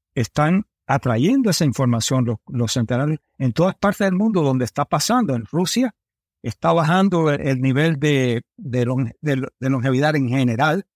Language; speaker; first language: Spanish; early bilingual, heritage; Spanish